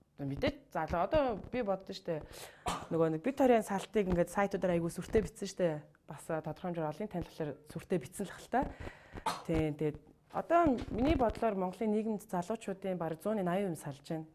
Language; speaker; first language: Mongolian; non-native, local second language; Kazakh